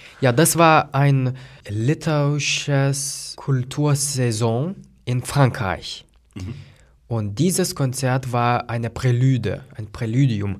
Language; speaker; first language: German; non-native, fluent; Lithuanian